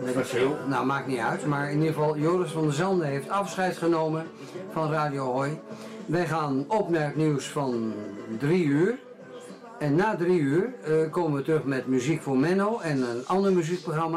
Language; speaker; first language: Dutch; native; Dutch